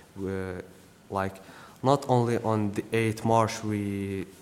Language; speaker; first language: English; non-native, fluent; Arabic